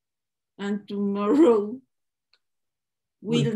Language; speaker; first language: English; non-native, learner; Spanish